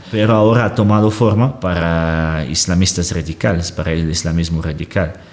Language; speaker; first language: Spanish; non-native, fluent; Russian